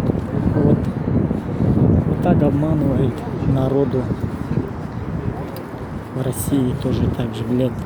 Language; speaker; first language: Russian; non-native, learner; Tajik